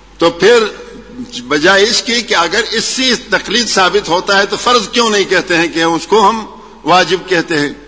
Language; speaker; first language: Urdu; non-native, local second language; Pashto